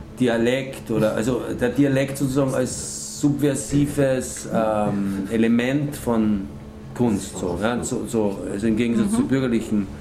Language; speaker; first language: German; native; German